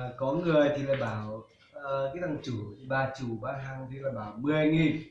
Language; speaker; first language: Vietnamese; non-native, local second language; Hmong